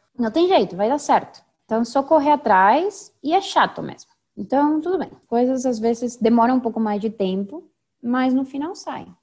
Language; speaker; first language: Portuguese; non-native, fluent; Spanish